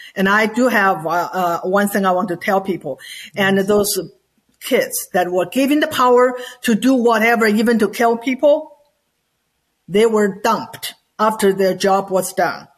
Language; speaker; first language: English; non-native, fluent; Chinese